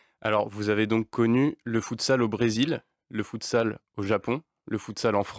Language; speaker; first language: French; native; French